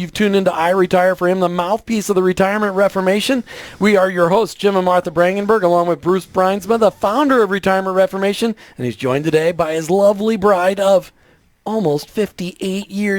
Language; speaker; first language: English; native; English